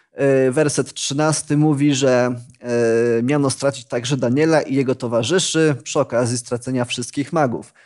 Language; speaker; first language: Polish; native; Polish